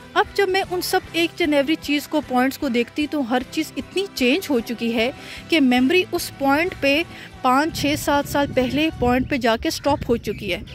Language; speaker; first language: Urdu; native; Urdu